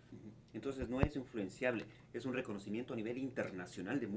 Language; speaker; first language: Spanish; native; Spanish